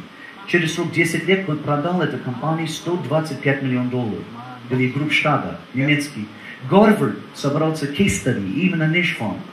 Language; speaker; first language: Russian; non-native, learner; English